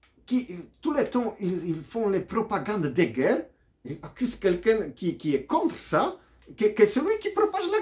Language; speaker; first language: French; non-native, learner; Polish